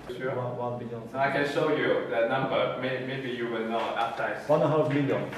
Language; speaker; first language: English; non-native, fluent; Kazakh